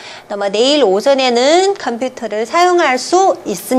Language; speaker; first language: Korean; non-native, fluent; Chinese